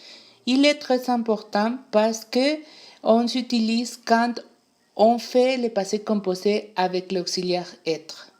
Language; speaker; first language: French; non-native, fluent; Spanish